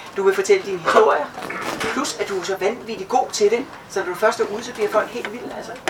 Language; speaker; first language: Danish; native; Danish